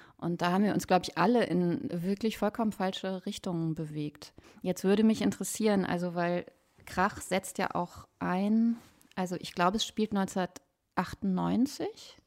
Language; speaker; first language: German; native; German